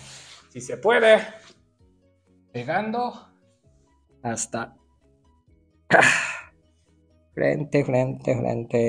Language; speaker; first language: Spanish; non-native, learner; Japanese